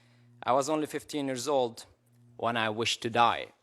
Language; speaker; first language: English; non-native, local second language; Arabic